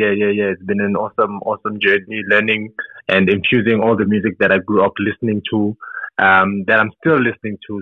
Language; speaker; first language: English; non-native, local second language; Tsonga